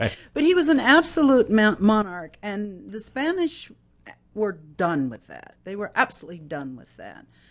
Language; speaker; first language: English; native; English